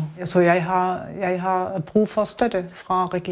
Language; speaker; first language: Danish; non-native, learner; German